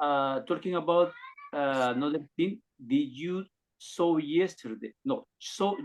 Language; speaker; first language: English; non-native, learner; Spanish